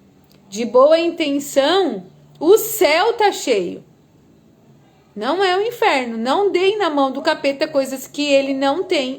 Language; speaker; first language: Portuguese; native; Portuguese